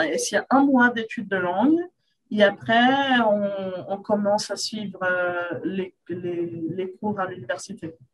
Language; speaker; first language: French; non-native, fluent; Portuguese